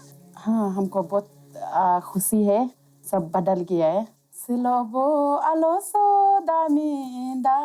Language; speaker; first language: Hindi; non-native, local second language; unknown